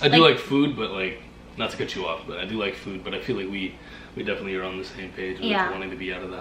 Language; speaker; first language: English; native; English